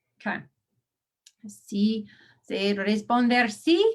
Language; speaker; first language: Spanish; non-native, learner; English